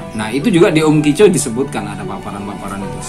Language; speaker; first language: Indonesian; native; Indonesian